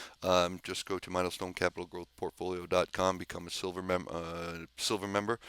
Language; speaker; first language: English; native; English